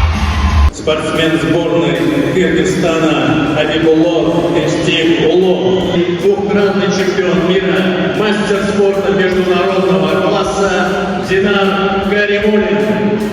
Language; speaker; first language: Russian; native; Russian